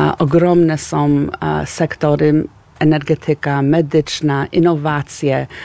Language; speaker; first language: Polish; early bilingual, heritage; Polish